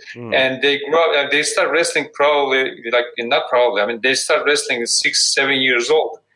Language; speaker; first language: English; non-native, fluent; Turkish